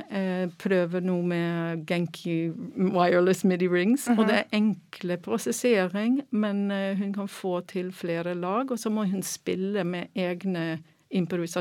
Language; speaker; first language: Norwegian; non-native, fluent; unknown